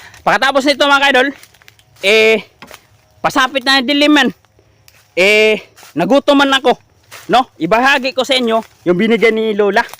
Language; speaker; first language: Filipino; non-native, local second language; Cebuano